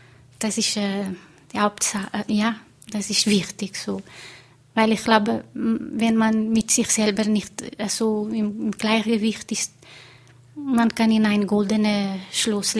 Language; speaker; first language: German; non-native, fluent; Portuguese